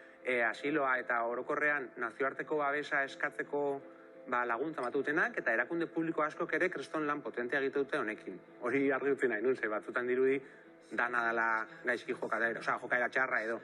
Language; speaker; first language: Basque; native; Basque